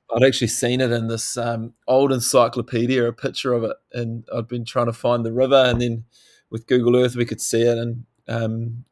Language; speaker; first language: English; native; English